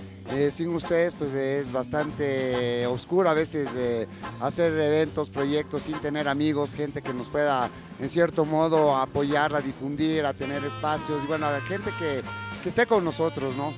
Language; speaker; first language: Spanish; native; Spanish